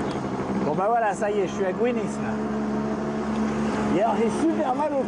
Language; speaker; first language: French; native; French